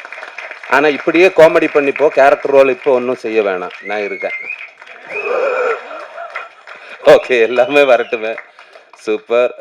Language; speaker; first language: Tamil; non-native, learner; Malayalam